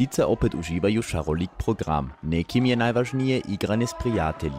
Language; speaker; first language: Serbian; native; Serbian